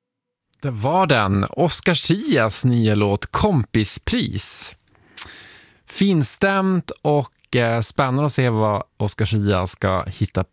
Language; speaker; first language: Swedish; native; Swedish